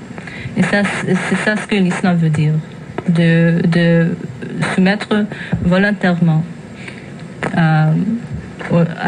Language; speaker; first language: French; non-native, fluent; English